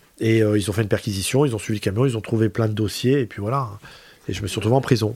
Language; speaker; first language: French; native; French